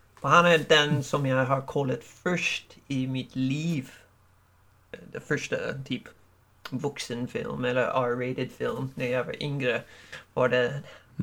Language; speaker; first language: Swedish; non-native, learner; English